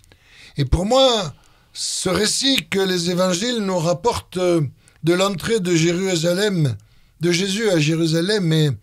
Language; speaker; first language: French; native; French